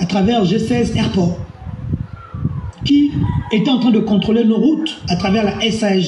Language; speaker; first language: French; native; French